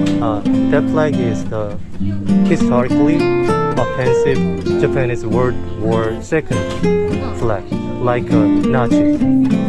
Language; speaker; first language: English; non-native, learner; Korean